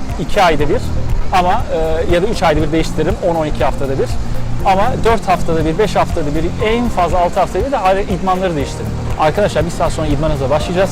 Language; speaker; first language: Turkish; native; Turkish